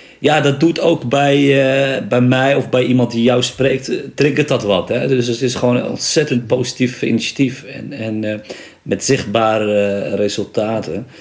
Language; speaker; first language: Dutch; early bilingual, other home language; Riffian